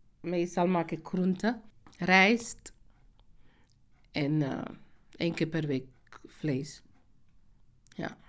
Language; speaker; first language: Dutch; non-native, fluent; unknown